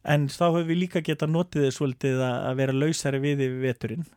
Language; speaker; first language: Icelandic; native; Icelandic